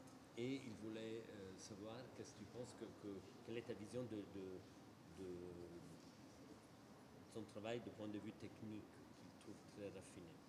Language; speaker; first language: French; non-native, fluent; Italian